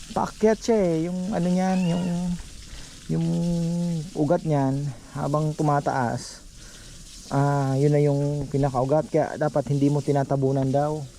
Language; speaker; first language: Filipino; native; Filipino